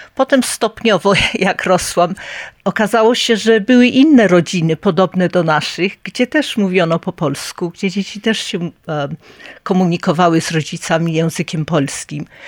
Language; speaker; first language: Polish; early bilingual, heritage; Polish